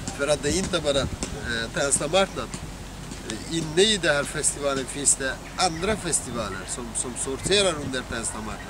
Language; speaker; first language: Swedish; non-native, fluent; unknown